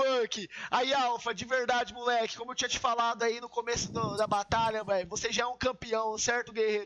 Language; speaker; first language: Portuguese; native; Portuguese